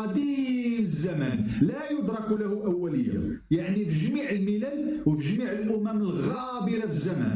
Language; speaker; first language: Arabic; native; Arabic